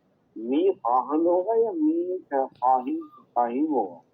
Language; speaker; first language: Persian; non-native, learner; Urdu